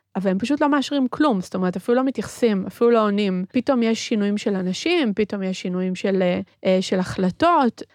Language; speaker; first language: Hebrew; early bilingual, other home language; Spanish